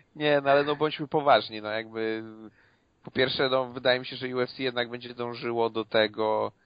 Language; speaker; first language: Polish; native; Polish